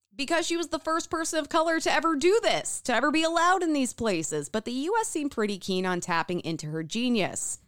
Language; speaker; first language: English; native; English